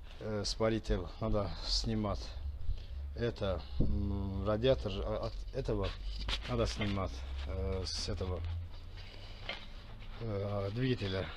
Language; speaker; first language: Russian; non-native, fluent; Azerbaijani